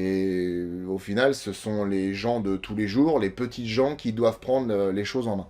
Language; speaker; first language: French; native; French